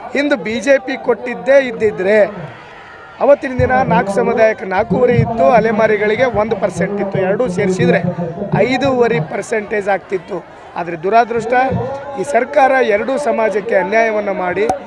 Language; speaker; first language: Kannada; non-native, local second language; Lambadi